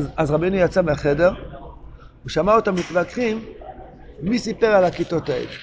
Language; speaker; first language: Hebrew; non-native, local second language; Yiddish